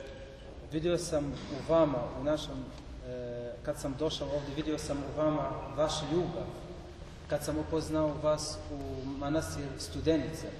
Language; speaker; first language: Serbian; non-native, learner; Arabic